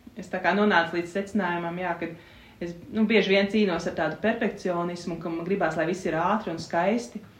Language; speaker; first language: Latvian; native; Latvian